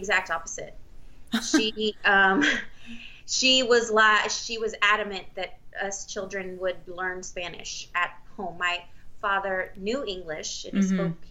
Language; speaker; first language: English; early bilingual, other home language; Spanish